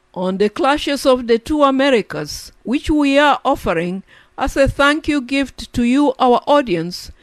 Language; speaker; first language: English; native; English